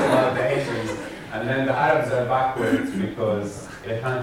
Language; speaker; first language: English; non-native, fluent; Arabic